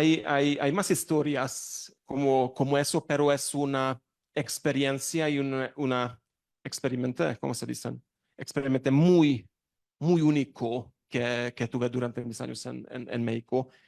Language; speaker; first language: Spanish; non-native, learner; Hungarian